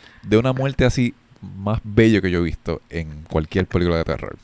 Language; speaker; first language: Spanish; early bilingual, heritage; Spanish